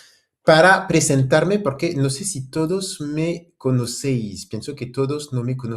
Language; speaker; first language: Spanish; non-native, fluent; French